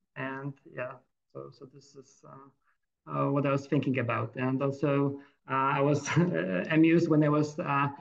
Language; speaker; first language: English; non-native, fluent; Polish